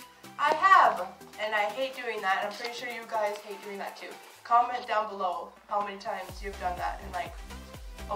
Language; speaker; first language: English; native; English